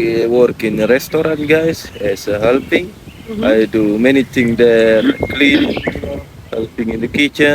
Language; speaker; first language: English; non-native, learner; Indonesian